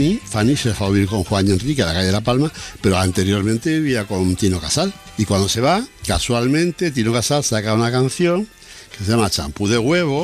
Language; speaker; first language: Spanish; native; Spanish